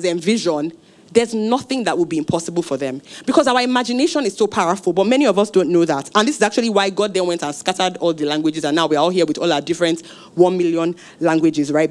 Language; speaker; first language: English; non-native, local second language; Yoruba